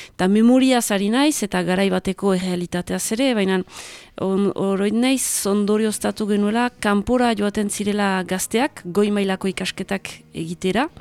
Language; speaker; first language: Basque; native; Basque